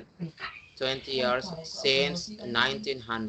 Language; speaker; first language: English; non-native, learner; Indonesian